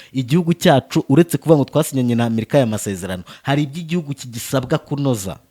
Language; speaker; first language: Kinyarwanda; native; Kinyarwanda